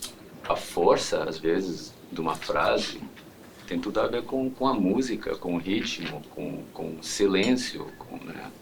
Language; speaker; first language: Portuguese; non-native, fluent; English